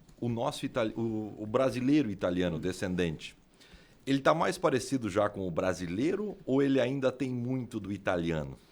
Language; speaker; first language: Portuguese; native; Portuguese